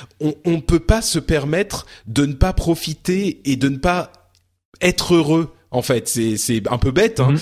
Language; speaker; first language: French; early bilingual, other home language; Arabic